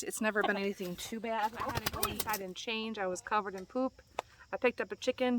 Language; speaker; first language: English; native; English